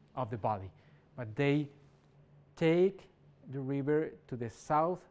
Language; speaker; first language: English; non-native, fluent; Spanish